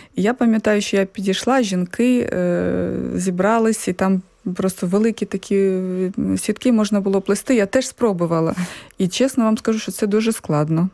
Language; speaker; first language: Ukrainian; native; Ukrainian